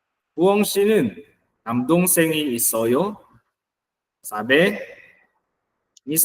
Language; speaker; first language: Korean; non-native, fluent; Filipino